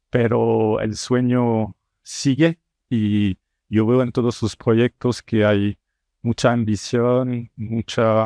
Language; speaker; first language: Spanish; non-native, fluent; French